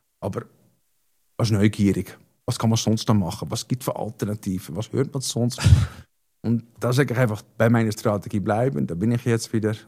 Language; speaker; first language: German; non-native, fluent; Dutch